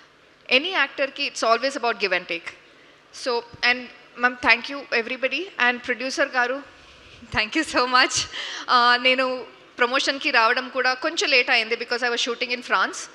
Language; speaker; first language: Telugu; non-native, learner; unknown